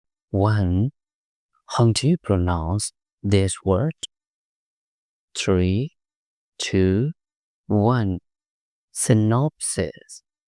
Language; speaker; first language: English; non-native, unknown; Burmese